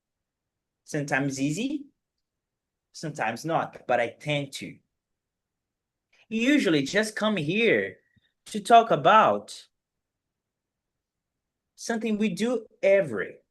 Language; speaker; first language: English; non-native, fluent; Portuguese